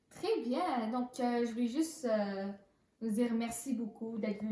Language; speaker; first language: French; native; French